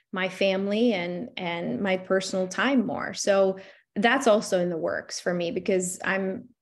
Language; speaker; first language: English; non-native, fluent; Albanian